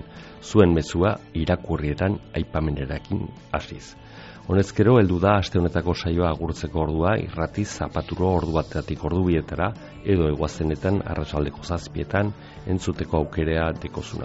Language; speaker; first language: Basque; native; Basque